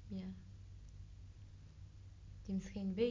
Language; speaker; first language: Dutch; non-native, learner; Arabic